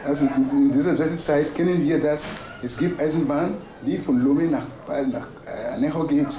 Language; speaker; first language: German; non-native, learner; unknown